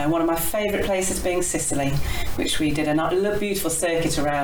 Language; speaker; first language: English; native; English